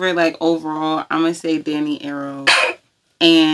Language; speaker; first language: English; native; English